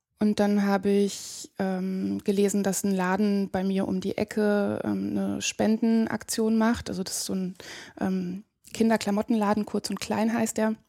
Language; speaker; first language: German; native; German